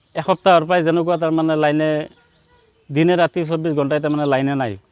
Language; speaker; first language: Assamese; native; Assamese